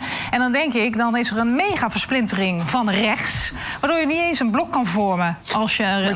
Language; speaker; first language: Dutch; native; Dutch